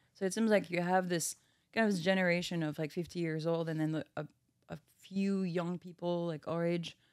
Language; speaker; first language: English; non-native, fluent; French